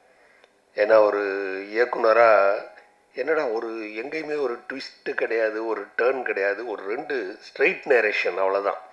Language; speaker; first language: Tamil; native; Tamil